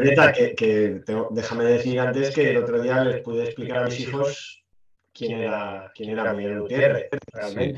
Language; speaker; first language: Spanish; native; Spanish